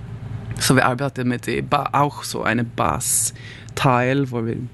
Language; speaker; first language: German; non-native, learner; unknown